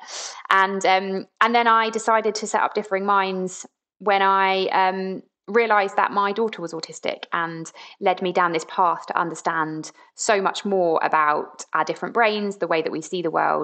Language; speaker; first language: English; native; English